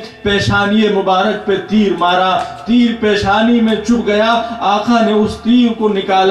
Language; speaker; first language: Urdu; native; Urdu